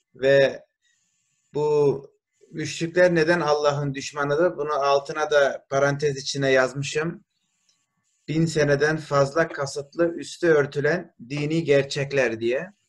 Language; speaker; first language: Turkish; early bilingual, heritage; Turkish